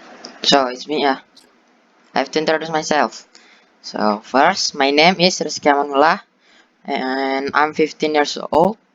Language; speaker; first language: English; non-native, learner; Indonesian